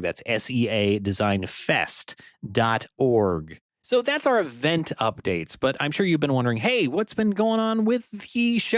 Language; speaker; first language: English; native; English